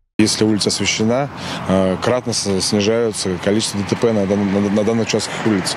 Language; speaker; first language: Russian; native; Russian